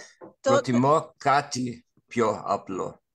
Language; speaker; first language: Greek; non-native, learner; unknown